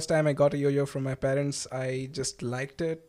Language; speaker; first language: English; non-native, local second language; Malayalam